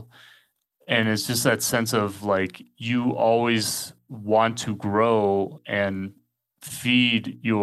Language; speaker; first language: English; native; English